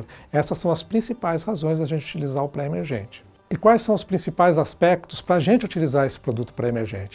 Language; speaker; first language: Portuguese; native; Portuguese